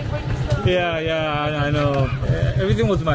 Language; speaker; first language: English; non-native, learner; Korean